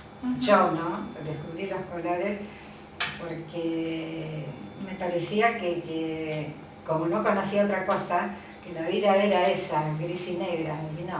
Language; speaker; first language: Spanish; early bilingual, other home language; Italian